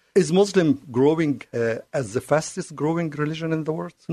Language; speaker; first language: English; non-native, fluent; Arabic